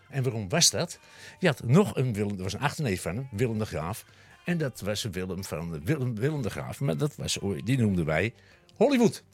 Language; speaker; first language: Dutch; native; Dutch